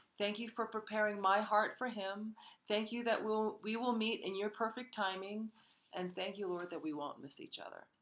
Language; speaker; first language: English; early bilingual, other home language; Korean